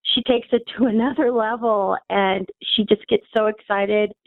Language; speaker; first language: English; native; English